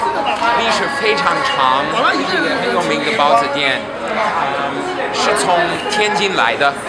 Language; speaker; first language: Chinese; non-native, learner; English